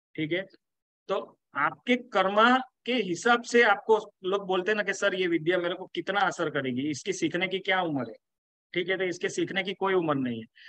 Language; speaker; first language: Hindi; non-native, local second language; Gujarati